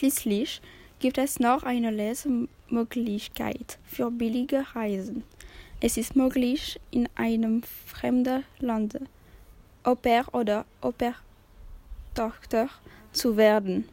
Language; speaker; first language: German; non-native, learner; French